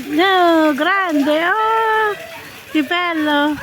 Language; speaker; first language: Italian; non-native, learner; Filipino